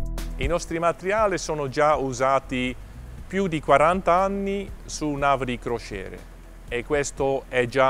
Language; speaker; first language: Italian; non-native, fluent; Dutch